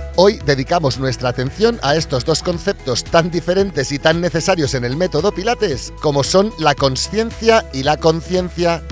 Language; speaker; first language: Spanish; native; Spanish